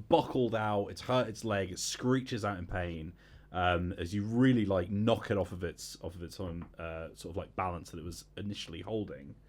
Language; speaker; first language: English; native; English